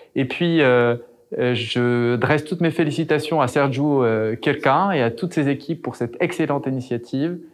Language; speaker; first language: French; native; French